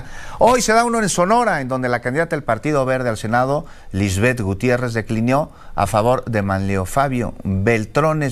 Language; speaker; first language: Spanish; native; Spanish